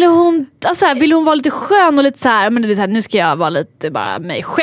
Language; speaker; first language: Swedish; native; Swedish